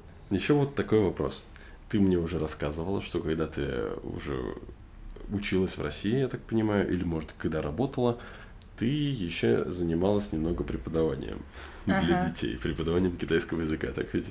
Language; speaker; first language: Russian; native; Russian